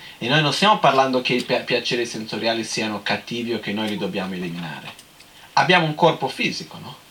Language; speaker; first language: Italian; non-native, fluent; Portuguese